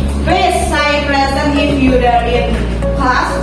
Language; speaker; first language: English; non-native, learner; Indonesian